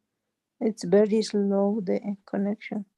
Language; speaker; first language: English; non-native, learner; Spanish